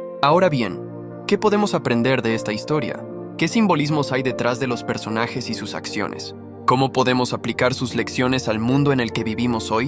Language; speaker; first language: Spanish; native; Spanish